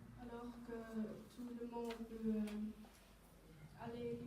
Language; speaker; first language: French; non-native, learner; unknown